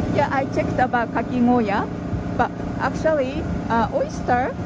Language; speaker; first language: English; non-native, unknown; Japanese